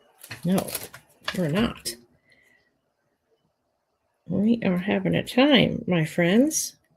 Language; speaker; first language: English; native; English